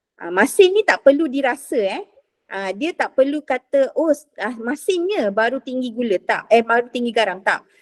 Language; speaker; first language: Malay; native; Malay